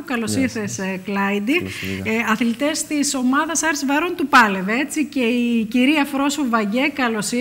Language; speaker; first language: Greek; native; Greek